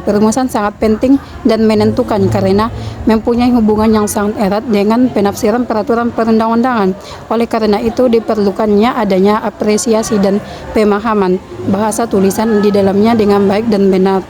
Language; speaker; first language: Indonesian; native; Indonesian